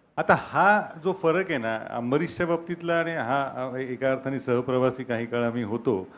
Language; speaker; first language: Marathi; native; Marathi